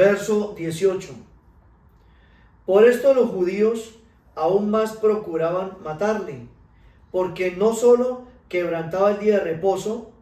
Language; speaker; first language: Spanish; native; Spanish